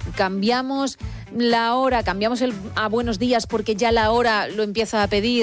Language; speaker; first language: Spanish; native; Spanish